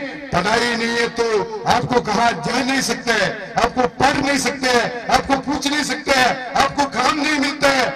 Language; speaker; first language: Hindi; non-native, local second language; Malayalam